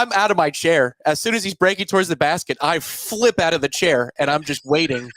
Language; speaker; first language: English; native; English